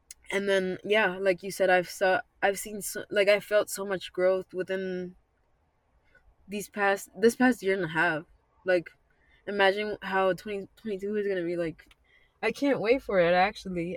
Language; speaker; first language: English; early bilingual, other home language; Spanish